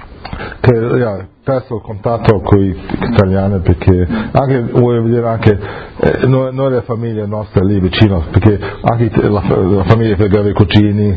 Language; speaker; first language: Italian; early bilingual, heritage; English